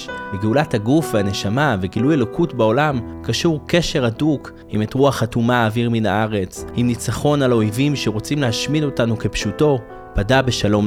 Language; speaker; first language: Hebrew; native; Hebrew